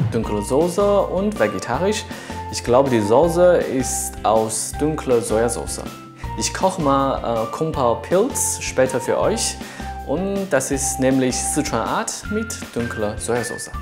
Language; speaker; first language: German; non-native, fluent; Chinese